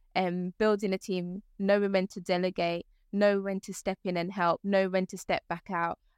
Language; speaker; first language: English; native; English